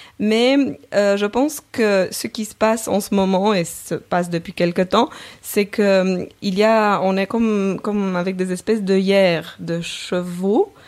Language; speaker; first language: French; non-native, fluent; Romanian